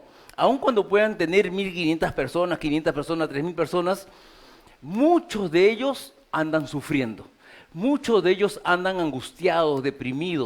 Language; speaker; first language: Spanish; native; Spanish